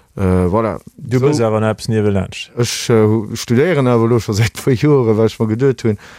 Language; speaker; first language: Luxembourgish; native; Luxembourgish